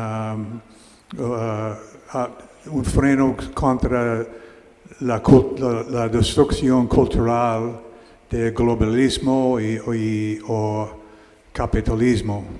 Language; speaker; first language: Spanish; non-native, learner; English